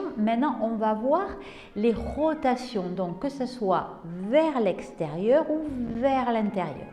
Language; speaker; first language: French; native; French